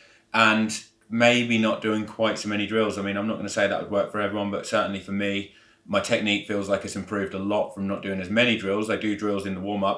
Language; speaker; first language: English; native; English